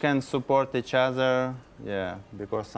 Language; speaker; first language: English; non-native, learner; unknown